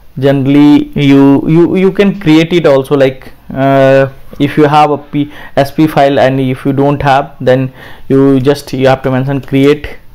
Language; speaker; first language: English; non-native, local second language; Hindi